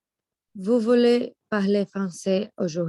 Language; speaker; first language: French; non-native, learner; Portuguese